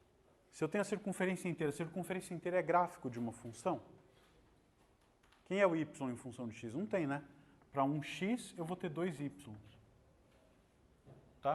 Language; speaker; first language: Portuguese; native; Portuguese